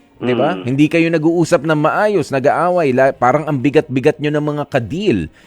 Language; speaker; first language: Filipino; native; Filipino